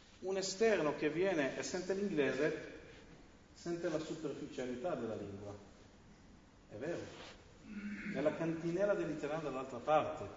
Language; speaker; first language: Italian; non-native, fluent; Hebrew